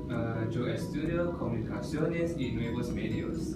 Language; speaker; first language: Spanish; non-native, learner; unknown